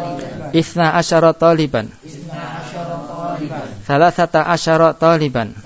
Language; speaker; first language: Arabic; non-native, fluent; Indonesian